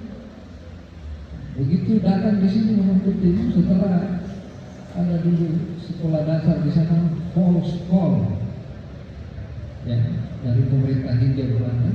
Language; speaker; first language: Indonesian; non-native, local second language; Buginese